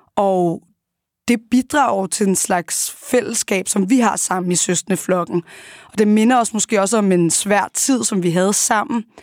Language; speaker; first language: Danish; early bilingual, other home language; Arabic